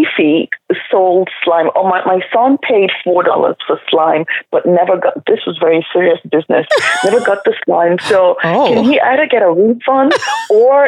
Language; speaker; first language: English; non-native, local second language; Igbo